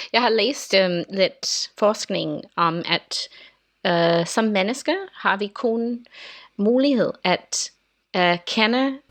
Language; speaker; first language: Danish; non-native, learner; English